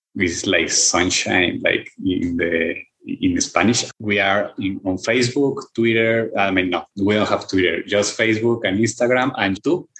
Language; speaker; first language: English; non-native, fluent; Spanish